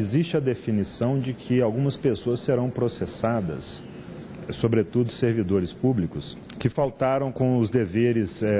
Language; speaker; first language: Portuguese; native; Portuguese